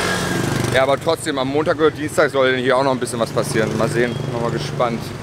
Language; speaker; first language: German; native; German